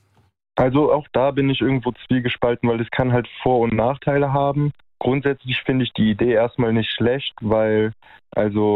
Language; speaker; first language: German; native; German